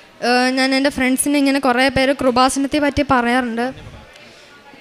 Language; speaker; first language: Malayalam; early bilingual, heritage; Malayalam